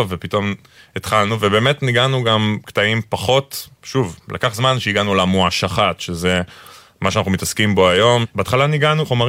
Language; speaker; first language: Hebrew; native; Hebrew